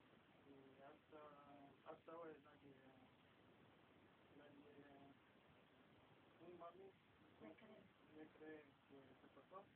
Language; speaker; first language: Spanish; non-native, learner; Hebrew